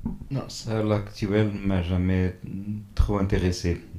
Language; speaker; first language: French; non-native, fluent; Portuguese